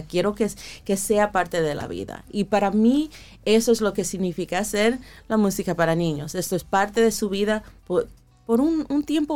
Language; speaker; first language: Spanish; early bilingual, heritage; Spanish